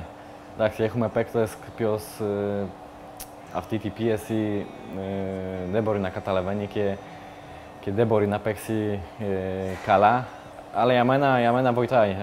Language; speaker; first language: Greek; non-native, learner; Polish